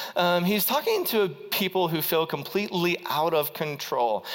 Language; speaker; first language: English; native; English